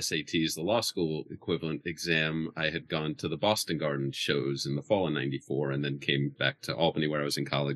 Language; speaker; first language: English; native; English